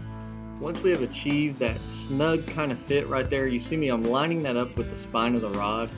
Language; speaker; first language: English; native; English